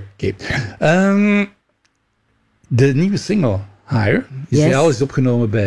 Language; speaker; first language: Dutch; native; Dutch